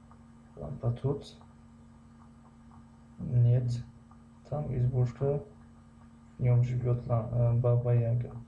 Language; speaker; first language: Russian; non-native, learner; Persian